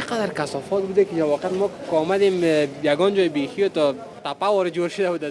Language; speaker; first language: Persian; native; Persian